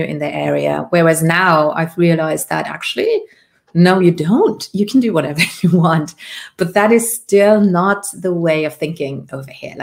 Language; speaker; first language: English; non-native, fluent; Luxembourgish